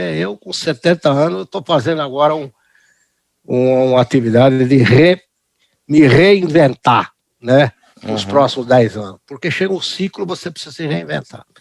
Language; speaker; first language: Portuguese; early bilingual, other home language; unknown